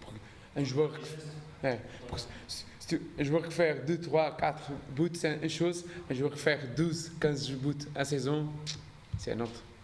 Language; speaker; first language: French; non-native, learner; Portuguese